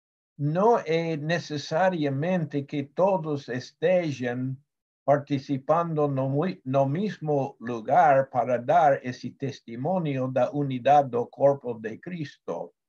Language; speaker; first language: Portuguese; non-native, fluent; Spanish